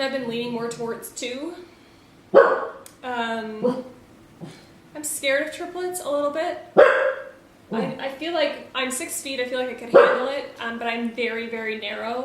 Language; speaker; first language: English; native; English